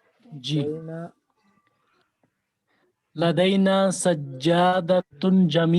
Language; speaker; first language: Arabic; non-native, learner; Urdu